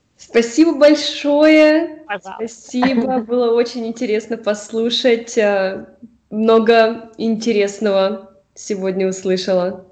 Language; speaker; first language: Russian; native; Russian